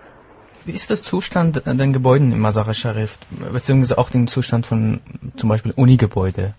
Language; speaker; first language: German; non-native, fluent; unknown